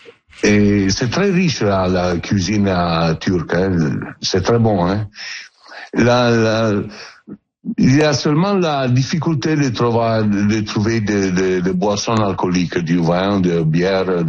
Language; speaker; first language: French; non-native, learner; Italian